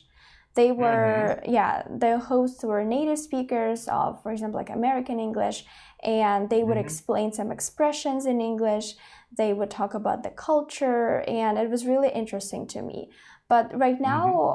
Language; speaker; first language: English; non-native, fluent; Russian